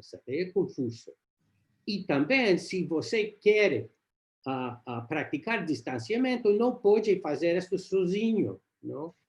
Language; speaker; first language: Portuguese; non-native, learner; English